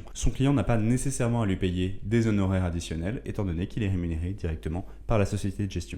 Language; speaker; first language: French; native; French